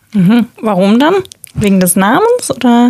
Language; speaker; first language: German; native; German